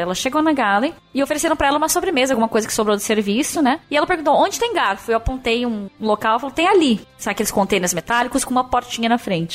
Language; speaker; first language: Portuguese; native; Portuguese